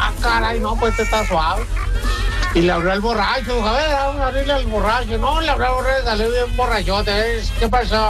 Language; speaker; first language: Spanish; native; Spanish